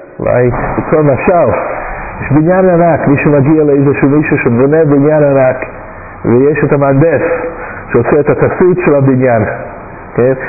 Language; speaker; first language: Hebrew; non-native, fluent; English